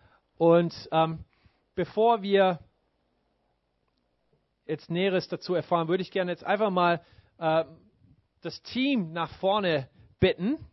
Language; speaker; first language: German; non-native, fluent; English